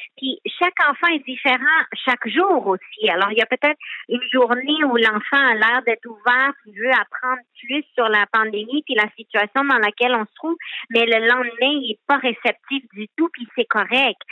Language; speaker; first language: French; native; French